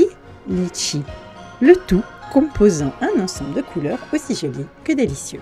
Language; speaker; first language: French; native; French